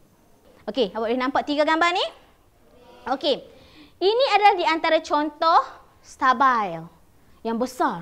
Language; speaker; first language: Malay; native; Malay